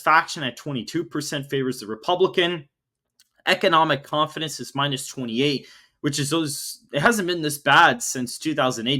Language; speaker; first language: English; native; English